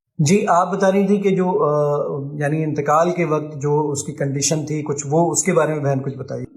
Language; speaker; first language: Urdu; native; Urdu